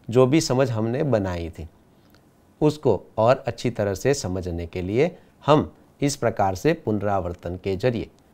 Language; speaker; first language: Hindi; non-native, local second language; Gujarati